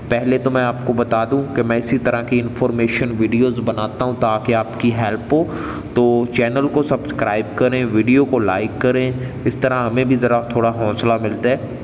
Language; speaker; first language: Hindi; non-native, local second language; Punjabi